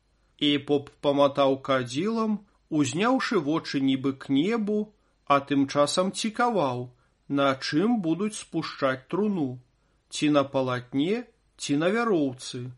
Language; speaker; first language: Belarusian; native; Belarusian